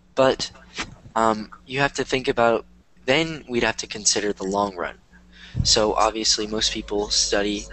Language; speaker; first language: English; native; English